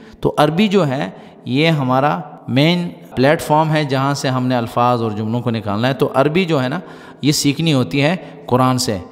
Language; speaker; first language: Urdu; non-native, local second language; Pashto